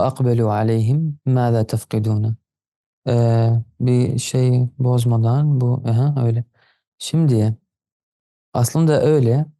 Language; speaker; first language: Turkish; non-native, fluent; Arabic